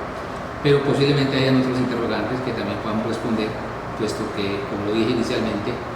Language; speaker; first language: Spanish; native; Spanish